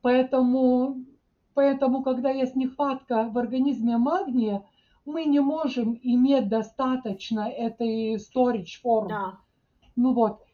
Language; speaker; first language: Russian; non-native, fluent; Lithuanian